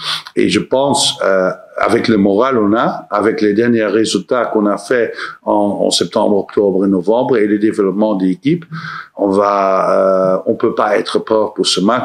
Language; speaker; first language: French; non-native, learner; Dutch